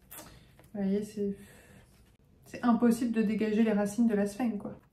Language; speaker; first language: French; native; French